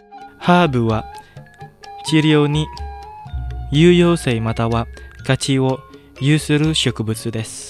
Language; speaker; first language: Japanese; non-native, fluent; Indonesian